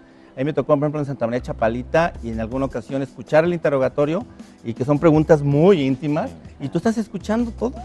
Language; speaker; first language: Spanish; native; Spanish